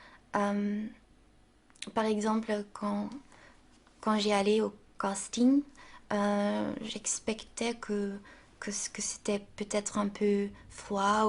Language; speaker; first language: French; non-native, local second language; Dutch